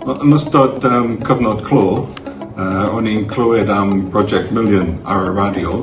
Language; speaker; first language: Welsh; non-native, learner; English